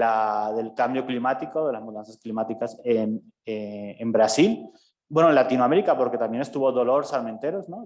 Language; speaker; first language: Spanish; native; Spanish